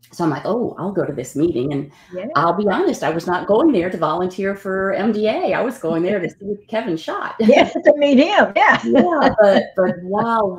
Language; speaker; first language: English; native; English